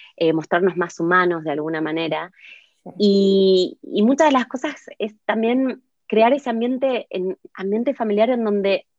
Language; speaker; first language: Spanish; native; Spanish